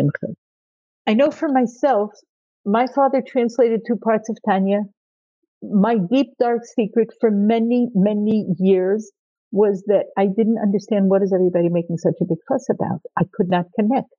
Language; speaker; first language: English; native; English